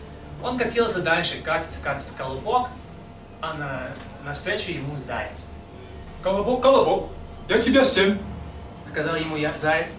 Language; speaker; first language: Russian; non-native, fluent; English